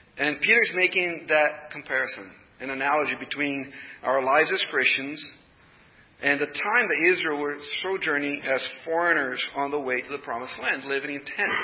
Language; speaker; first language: English; non-native, fluent; Portuguese